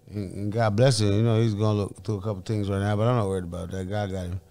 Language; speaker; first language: English; native; English